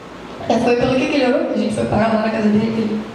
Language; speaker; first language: Portuguese; native; Portuguese